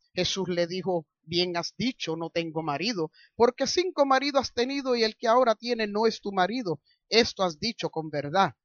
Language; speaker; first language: Spanish; early bilingual, heritage; Spanish